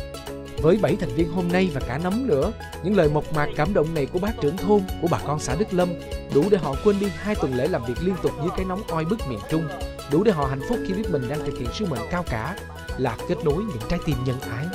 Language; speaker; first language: Vietnamese; native; Vietnamese